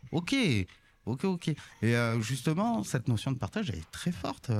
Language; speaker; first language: French; native; French